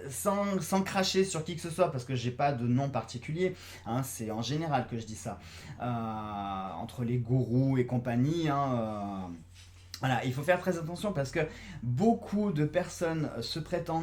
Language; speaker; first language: French; native; French